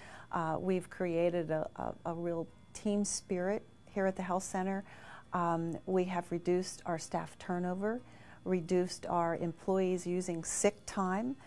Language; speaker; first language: English; native; English